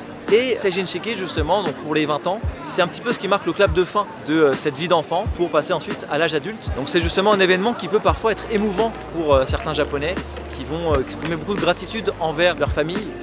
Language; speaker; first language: French; native; French